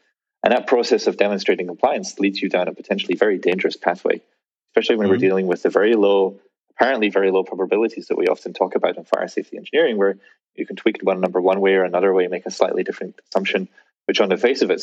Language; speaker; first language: English; native; English